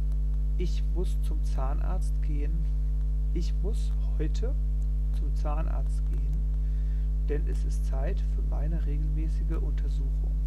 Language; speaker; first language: German; non-native, fluent; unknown